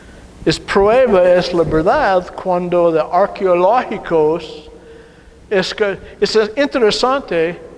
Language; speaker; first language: Spanish; non-native, learner; English